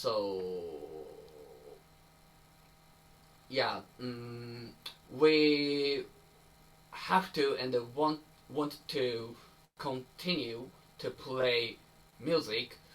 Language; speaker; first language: English; non-native, learner; Japanese